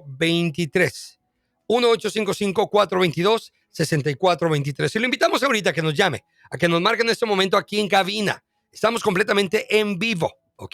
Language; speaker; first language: Spanish; native; Spanish